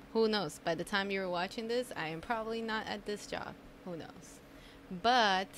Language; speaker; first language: English; non-native, fluent; Spanish